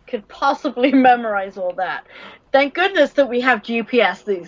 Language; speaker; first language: English; native; English